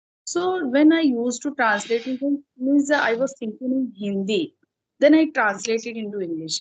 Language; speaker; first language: English; non-native, fluent; Hindi